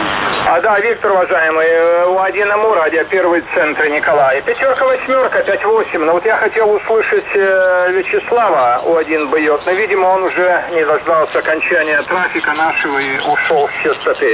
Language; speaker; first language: Russian; native; Russian